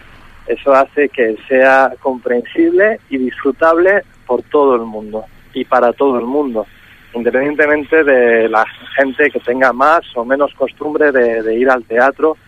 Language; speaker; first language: Spanish; native; Spanish